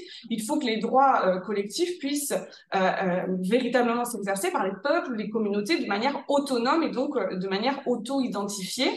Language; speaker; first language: French; native; French